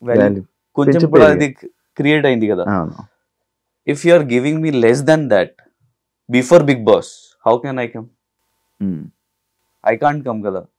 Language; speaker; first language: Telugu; non-native, local second language; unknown